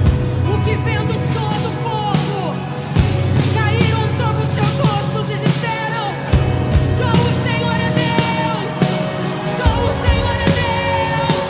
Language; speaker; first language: Portuguese; native; Portuguese